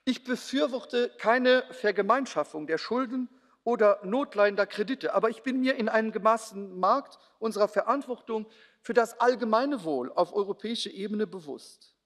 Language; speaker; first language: German; non-native, local second language; Luxembourgish